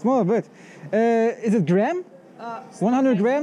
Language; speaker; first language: English; non-native, fluent; German